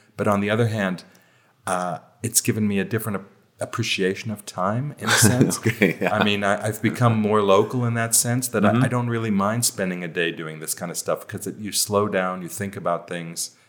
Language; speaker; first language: English; native; English